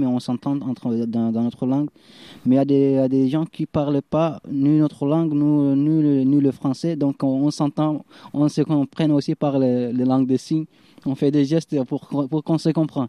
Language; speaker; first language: French; non-native, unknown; Arabic